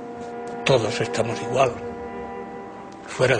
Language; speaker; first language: Spanish; native; Spanish